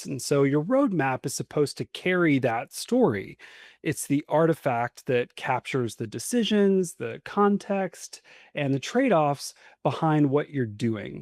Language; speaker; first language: English; native; English